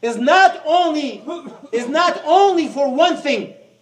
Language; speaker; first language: English; non-native, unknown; Arabic